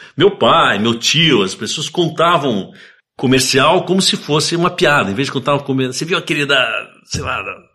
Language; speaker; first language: Portuguese; native; Portuguese